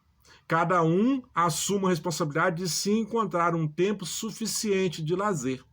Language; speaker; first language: Portuguese; native; Portuguese